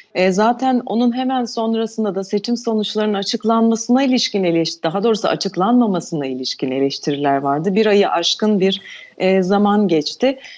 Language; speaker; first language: Turkish; non-native, local second language; Albanian